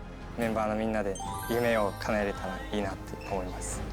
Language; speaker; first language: Japanese; native; Japanese